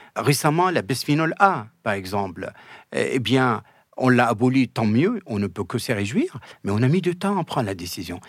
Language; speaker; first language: French; non-native, fluent; Arabic